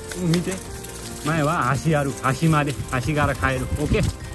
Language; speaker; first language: Japanese; non-native, learner; Nepali